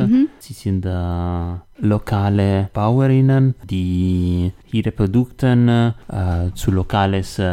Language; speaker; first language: German; non-native, learner; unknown